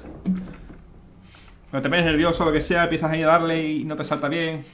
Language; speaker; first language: Spanish; native; Spanish